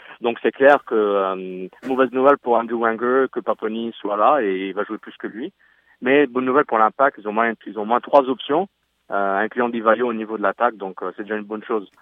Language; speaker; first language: French; native; French